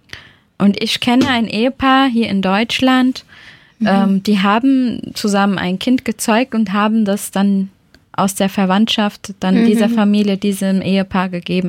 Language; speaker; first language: German; early bilingual, other home language; Turkish